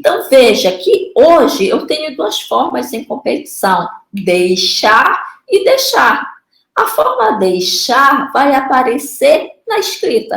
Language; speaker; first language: Portuguese; native; Portuguese